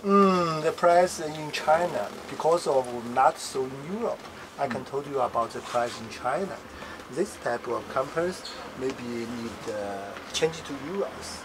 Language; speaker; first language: English; non-native, learner; Chinese